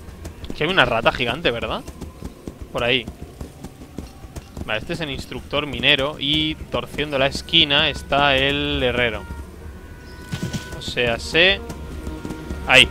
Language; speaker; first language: Spanish; native; Spanish